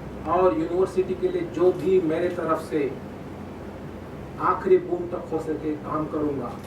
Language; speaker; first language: Hindi; non-native, local second language; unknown